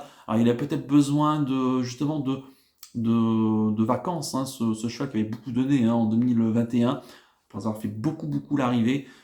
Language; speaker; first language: French; native; French